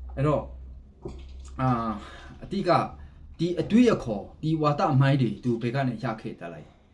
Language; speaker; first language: Burmese; non-native, local second language; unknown